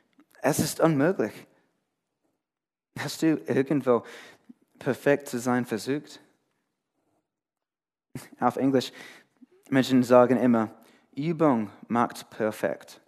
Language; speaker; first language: German; non-native, fluent; English